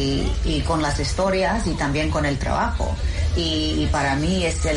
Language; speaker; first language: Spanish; non-native, learner; English